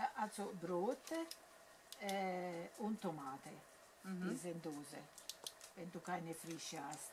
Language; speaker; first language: German; non-native, learner; Italian